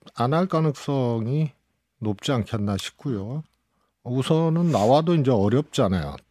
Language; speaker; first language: Korean; native; Korean